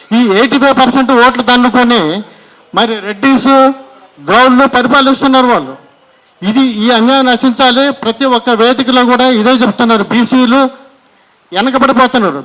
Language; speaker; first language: Telugu; native; Telugu